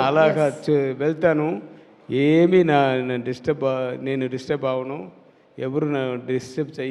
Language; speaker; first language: Telugu; non-native, learner; Tamil